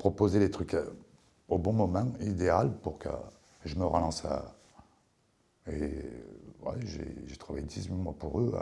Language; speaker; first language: French; native; French